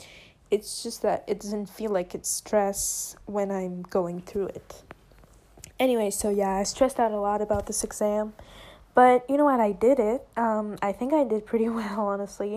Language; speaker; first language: English; non-native, fluent; French